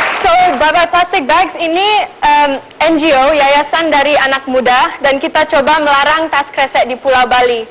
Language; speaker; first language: Indonesian; non-native, local second language; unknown